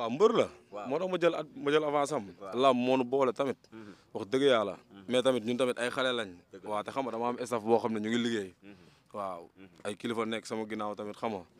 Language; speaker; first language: Wolof; non-native, local second language; Fula